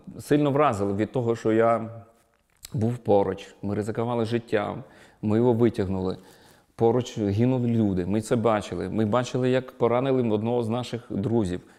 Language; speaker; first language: Ukrainian; non-native, local second language; Russian